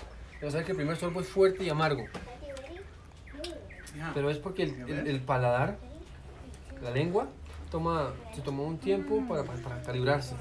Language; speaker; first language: Spanish; native; Spanish